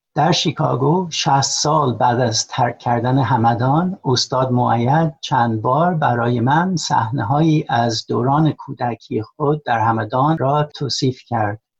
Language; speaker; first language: Persian; non-native, fluent; English